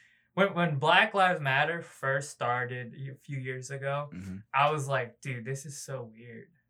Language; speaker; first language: English; early bilingual, other home language; Cebuano